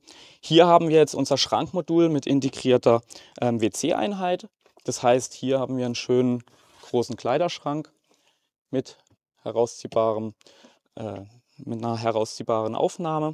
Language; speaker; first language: German; native; German